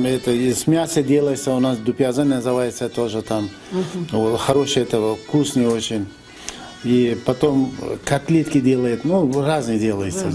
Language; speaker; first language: Russian; non-native, fluent; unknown